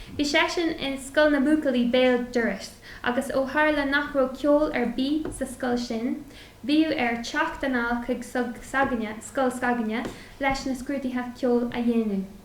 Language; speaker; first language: Irish; non-native, local second language; English